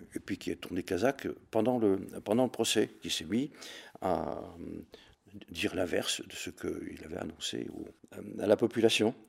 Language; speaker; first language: French; native; French